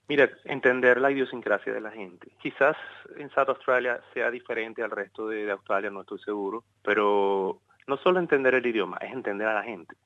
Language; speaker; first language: Spanish; native; Spanish